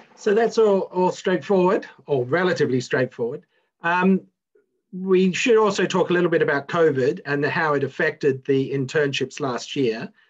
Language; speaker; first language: English; native; English